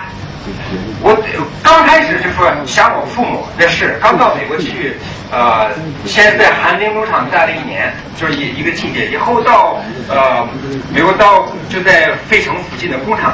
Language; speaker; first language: Chinese; early bilingual, other home language; English